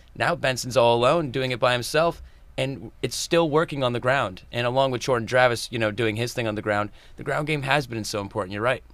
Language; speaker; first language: English; native; English